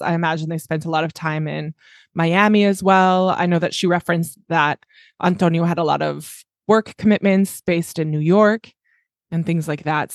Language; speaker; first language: English; native; English